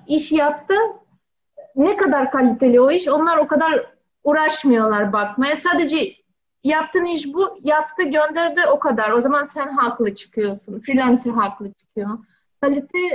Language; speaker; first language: Turkish; non-native, learner; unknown